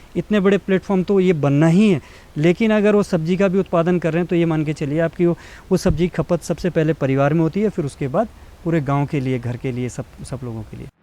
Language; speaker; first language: Hindi; native; Hindi